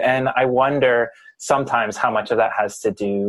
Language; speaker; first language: English; native; English